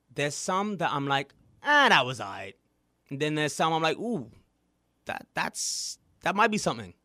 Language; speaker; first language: English; native; English